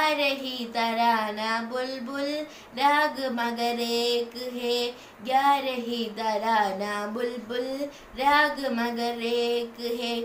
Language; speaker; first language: Hindi; non-native, local second language; Malayalam